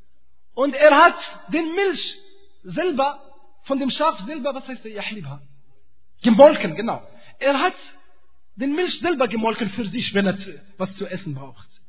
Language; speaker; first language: German; non-native, fluent; Arabic